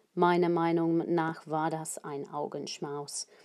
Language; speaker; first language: German; non-native, fluent; English